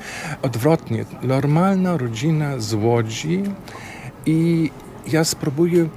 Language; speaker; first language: Polish; non-native, fluent; German